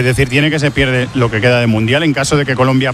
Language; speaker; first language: Spanish; native; Spanish